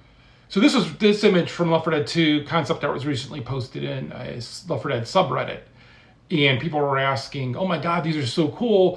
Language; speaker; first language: English; native; English